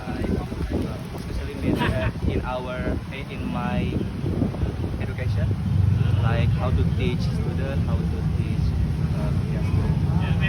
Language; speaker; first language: English; non-native, learner; Indonesian